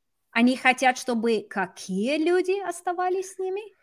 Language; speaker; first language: Russian; non-native, fluent; English